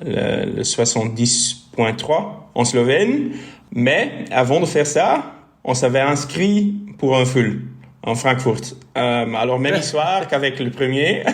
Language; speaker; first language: French; non-native, local second language; Dutch